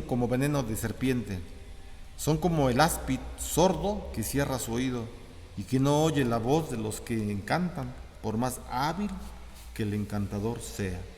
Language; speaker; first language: Spanish; native; Spanish